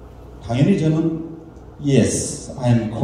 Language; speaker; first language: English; non-native, fluent; Korean